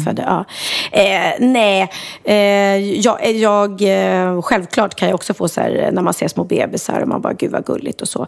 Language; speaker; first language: Swedish; native; Swedish